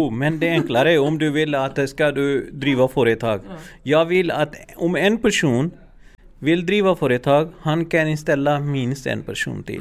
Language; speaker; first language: Swedish; non-native, learner; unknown